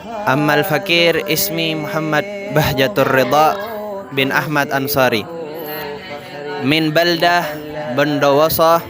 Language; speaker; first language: Arabic; non-native, learner; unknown